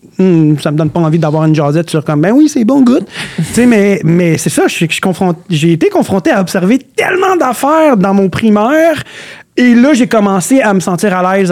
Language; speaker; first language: French; early bilingual, other home language; Arabic